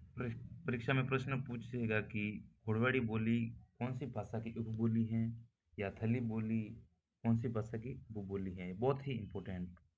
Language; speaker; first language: Hindi; native; Hindi